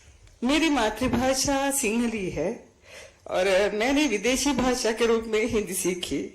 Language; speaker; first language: Hindi; non-native, fluent; Sinhala